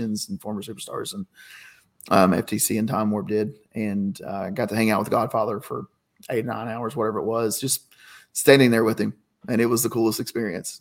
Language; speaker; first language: English; native; English